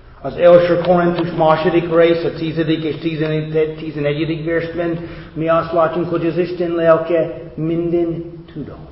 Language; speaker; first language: Hungarian; non-native, fluent; English